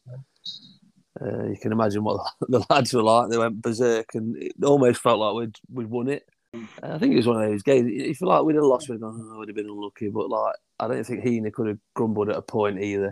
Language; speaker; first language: English; native; English